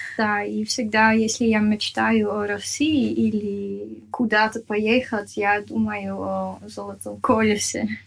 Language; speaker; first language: Russian; non-native, fluent; Dutch